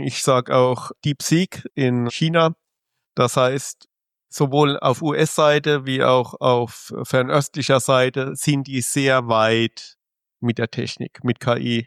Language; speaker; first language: German; native; German